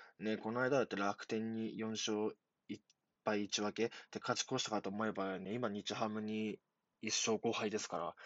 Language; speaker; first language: Japanese; native; Japanese